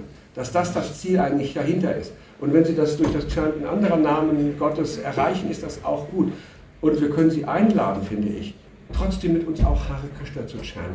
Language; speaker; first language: German; native; German